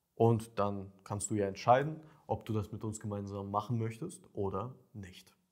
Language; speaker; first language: German; early bilingual, other home language; Ukrainian